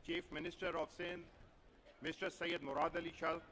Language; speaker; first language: English; non-native, local second language; Urdu